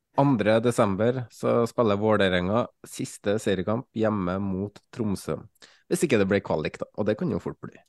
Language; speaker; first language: Norwegian; native; Norwegian